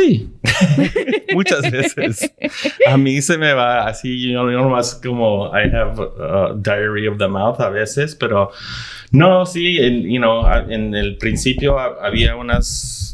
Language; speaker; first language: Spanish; early bilingual, heritage; English